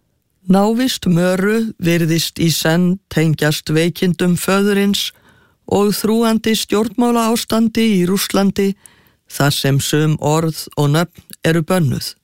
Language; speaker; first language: Icelandic; native; Icelandic